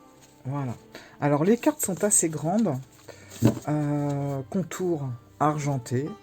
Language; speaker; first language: French; native; French